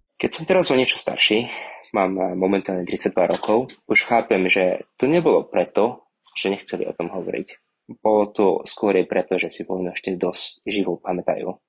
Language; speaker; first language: Slovak; early bilingual, other home language; Vietnamese